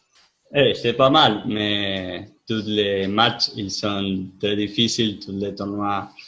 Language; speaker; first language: French; non-native, fluent; Spanish